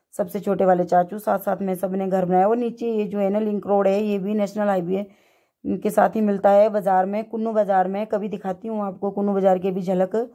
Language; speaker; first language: Hindi; native; Hindi